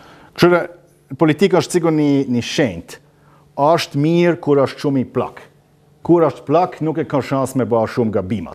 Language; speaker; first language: Albanian; non-native, learner; German